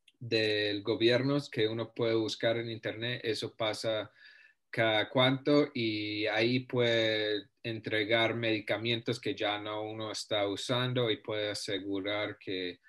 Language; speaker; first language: Spanish; non-native, fluent; English